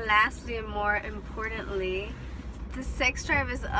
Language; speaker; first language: English; native; English